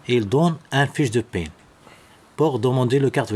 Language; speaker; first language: French; non-native, learner; Arabic